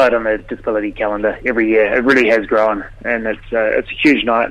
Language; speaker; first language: English; native; English